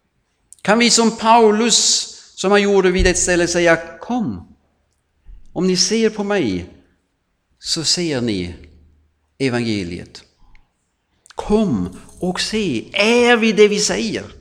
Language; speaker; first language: Swedish; non-native, fluent; German